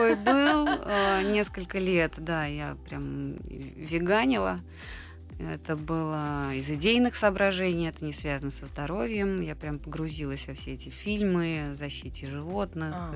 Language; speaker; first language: Russian; native; Russian